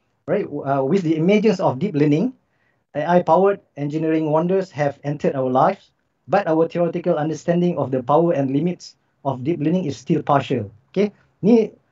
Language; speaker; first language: English; non-native, local second language; Malay